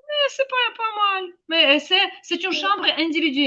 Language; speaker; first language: French; non-native, fluent; Ukrainian